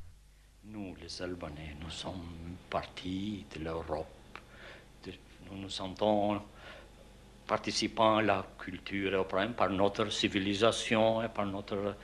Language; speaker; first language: French; non-native, fluent; Albanian